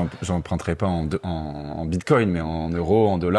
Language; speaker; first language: French; native; French